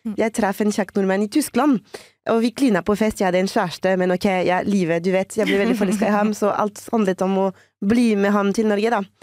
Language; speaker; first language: Norwegian; non-native, fluent; French